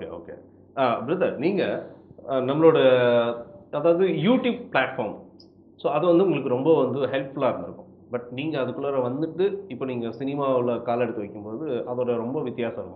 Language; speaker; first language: Tamil; native; Tamil